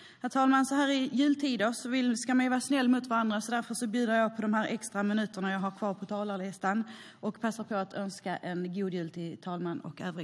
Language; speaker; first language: Swedish; native; Swedish